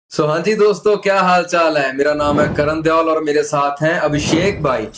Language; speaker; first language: Hindi; native; Hindi